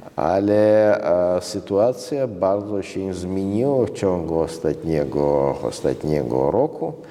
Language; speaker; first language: Polish; non-native, fluent; Russian